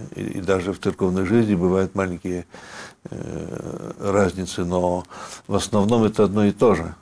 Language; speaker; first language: Russian; early bilingual, heritage; Russian